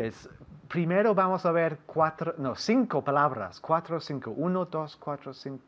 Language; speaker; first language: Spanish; non-native, fluent; English